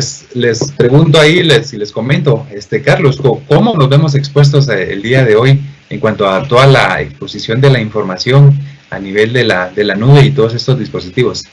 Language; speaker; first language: Spanish; native; Spanish